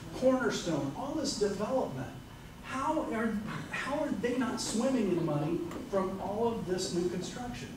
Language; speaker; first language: English; native; English